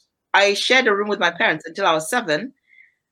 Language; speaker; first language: English; non-native, local second language; Nyanja